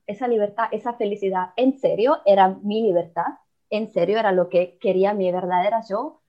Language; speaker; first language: Spanish; non-native, fluent; Italian